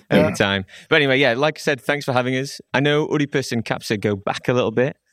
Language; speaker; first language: English; native; English